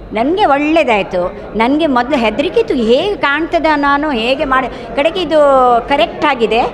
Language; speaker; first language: Kannada; non-native, local second language; Konkani